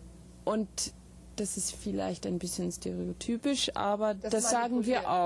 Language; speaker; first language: German; non-native, fluent; English